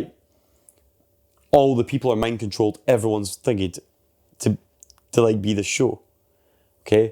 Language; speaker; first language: English; native; English